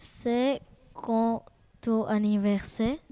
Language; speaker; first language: French; non-native, learner; Spanish